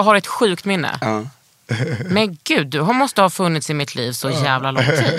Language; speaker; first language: Swedish; native; Swedish